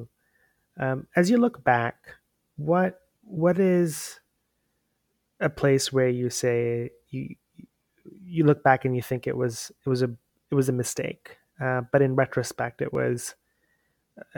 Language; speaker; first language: English; non-native, local second language; Hindi